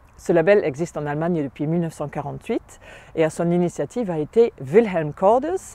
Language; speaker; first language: French; non-native, fluent; German